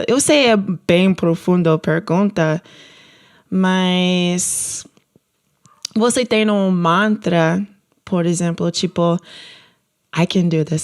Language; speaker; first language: Portuguese; non-native, learner; English